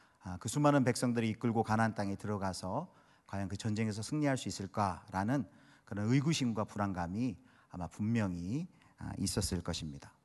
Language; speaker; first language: Korean; native; Korean